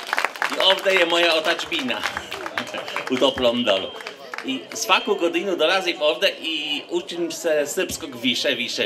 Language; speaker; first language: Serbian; non-native, learner; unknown